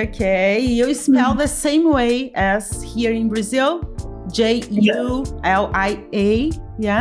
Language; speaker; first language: English; non-native, fluent; Portuguese